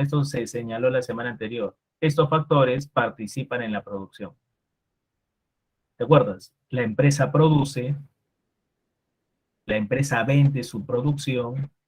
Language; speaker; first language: Spanish; native; Spanish